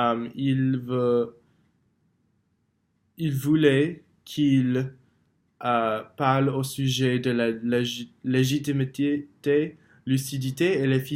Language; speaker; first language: French; non-native, learner; English